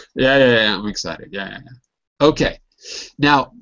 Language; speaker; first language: English; native; English